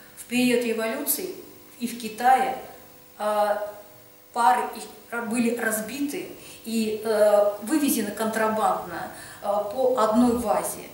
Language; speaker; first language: Russian; native; Russian